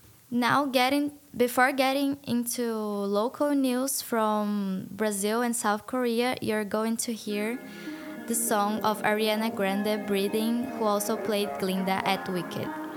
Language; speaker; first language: English; non-native, fluent; Portuguese